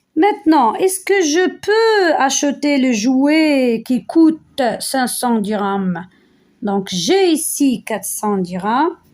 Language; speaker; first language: French; non-native, local second language; Arabic